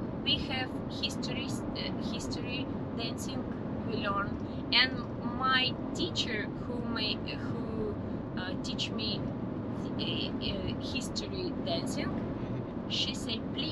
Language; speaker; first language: English; non-native, learner; Russian